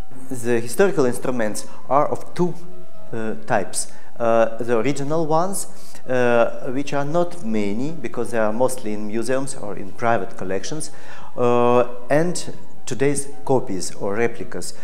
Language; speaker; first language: English; non-native, fluent; Russian